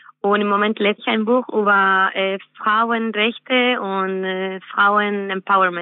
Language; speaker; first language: German; non-native, fluent; Spanish